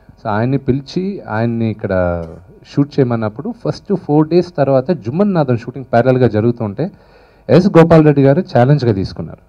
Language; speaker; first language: Telugu; native; Telugu